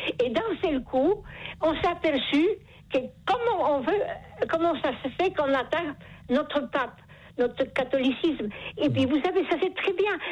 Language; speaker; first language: French; non-native, fluent; Polish